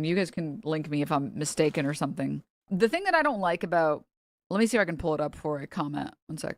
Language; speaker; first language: English; native; English